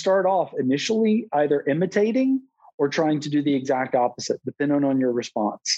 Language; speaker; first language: English; native; English